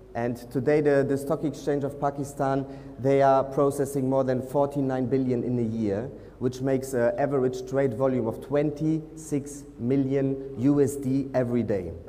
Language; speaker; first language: English; non-native, fluent; German